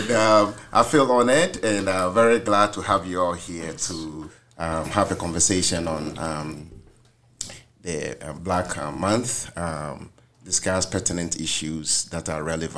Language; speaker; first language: English; non-native, local second language; Akan